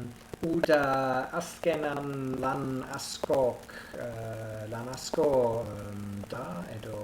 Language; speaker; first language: Basque; non-native, learner; English